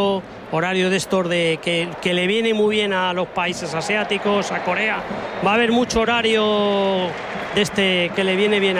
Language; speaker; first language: Spanish; native; Spanish